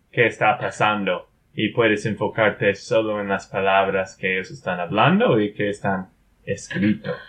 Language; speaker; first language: Spanish; non-native, learner; English